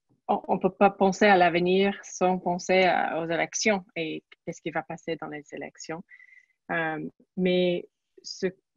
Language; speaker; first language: French; non-native, learner; English